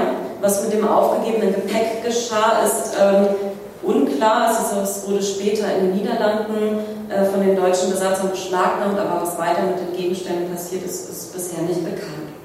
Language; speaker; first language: German; native; German